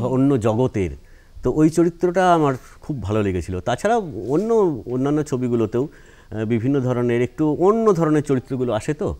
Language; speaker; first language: Bangla; native; Bangla